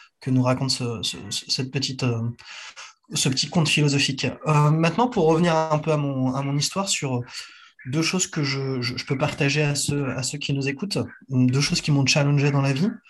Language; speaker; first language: French; native; French